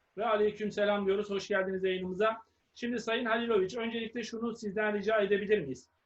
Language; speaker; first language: Turkish; native; Turkish